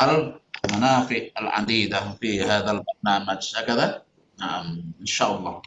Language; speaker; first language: Arabic; non-native, fluent; Indonesian